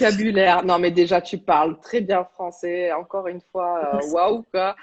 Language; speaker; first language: French; native; French